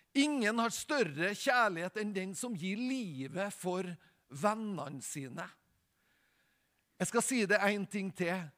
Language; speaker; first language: Norwegian; native; Norwegian